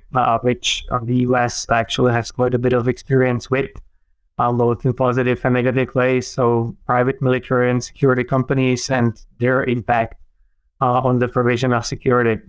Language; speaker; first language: English; non-native, fluent; Czech